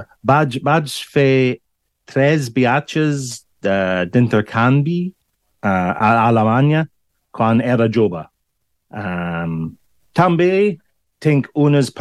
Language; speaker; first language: Catalan; non-native, learner; English